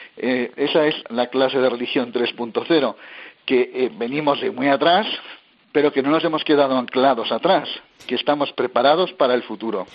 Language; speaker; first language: Spanish; native; Spanish